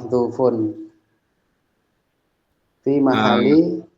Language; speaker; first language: Arabic; non-native, learner; Indonesian